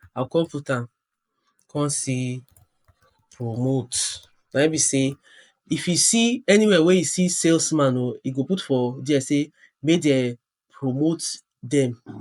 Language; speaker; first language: Nigerian Pidgin; non-native, local second language; Yoruba